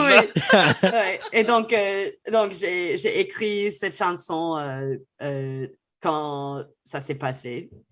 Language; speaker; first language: French; non-native, fluent; English